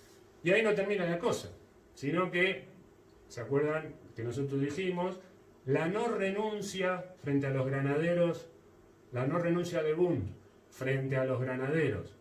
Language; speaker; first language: Spanish; native; Spanish